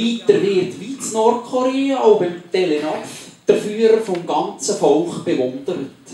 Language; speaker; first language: German; native; German